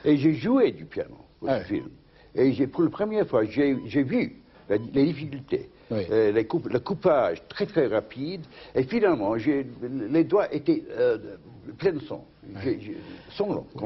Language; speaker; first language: French; non-native, fluent; English